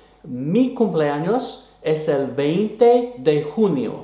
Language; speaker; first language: Spanish; non-native, fluent; English